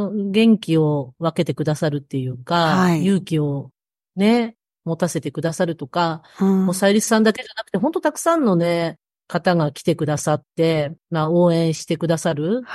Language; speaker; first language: Japanese; native; Japanese